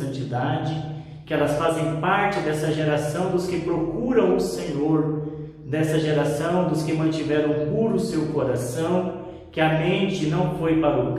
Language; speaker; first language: Portuguese; native; Portuguese